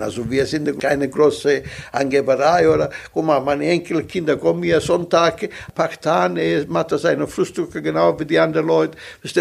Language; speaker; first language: German; non-native, local second language; Italian